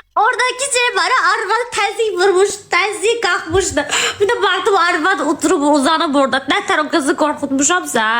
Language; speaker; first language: Azerbaijani; non-native, local second language; Talysh